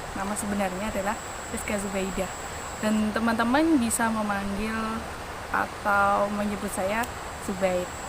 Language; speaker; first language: Indonesian; non-native, local second language; Javanese